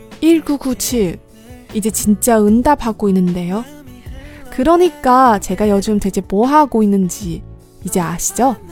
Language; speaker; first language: Korean; non-native, fluent; Chinese